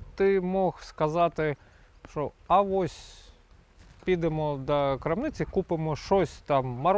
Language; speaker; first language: Ukrainian; native; Ukrainian